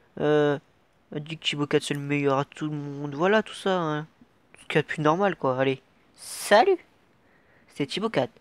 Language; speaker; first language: French; native; French